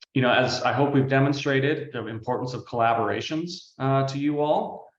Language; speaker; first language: English; native; English